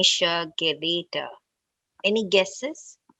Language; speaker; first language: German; non-native, fluent; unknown